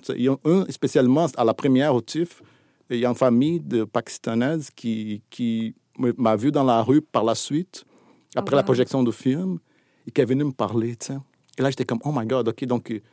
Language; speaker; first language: French; non-native, fluent; Portuguese